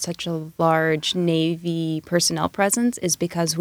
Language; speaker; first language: English; native; English